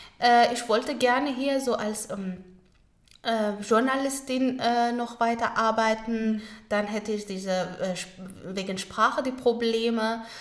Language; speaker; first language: German; non-native, learner; Pashto